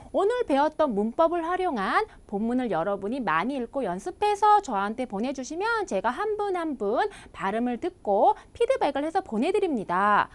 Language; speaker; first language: Korean; native; Korean